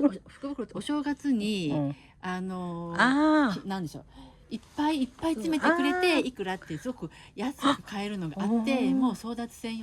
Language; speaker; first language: Japanese; native; Japanese